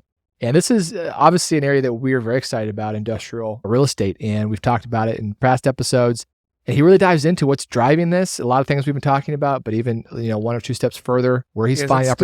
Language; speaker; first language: English; native; English